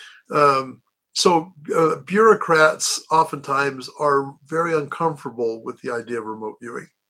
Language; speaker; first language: English; native; English